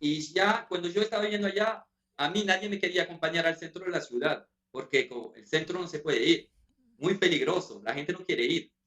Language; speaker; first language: Spanish; non-native, fluent; French